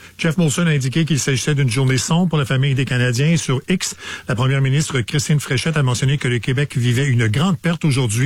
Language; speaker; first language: French; native; French